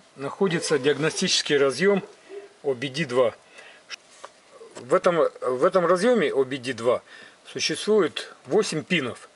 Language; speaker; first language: Russian; native; Russian